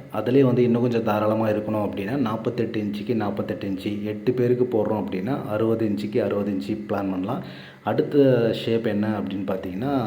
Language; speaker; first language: Tamil; native; Tamil